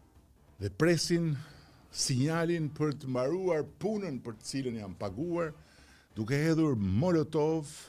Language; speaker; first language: Albanian; native; Albanian